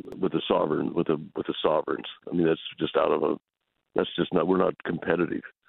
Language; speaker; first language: English; native; English